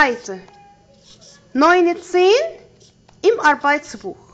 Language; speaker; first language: German; non-native, fluent; Arabic